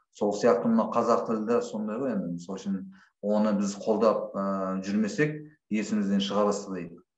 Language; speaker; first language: Kazakh; non-native, local second language; Russian